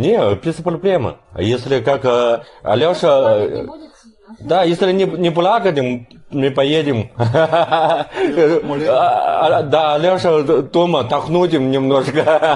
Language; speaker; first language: Russian; non-native, learner; Chinese